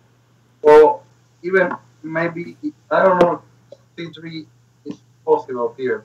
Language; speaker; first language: English; non-native, learner; Spanish